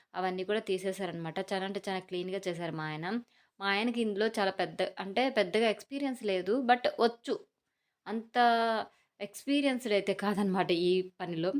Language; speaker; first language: Telugu; native; Telugu